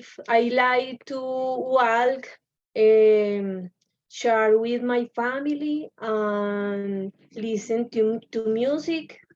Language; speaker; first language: English; non-native, learner; Spanish